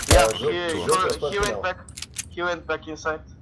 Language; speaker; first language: English; non-native, learner; Bulgarian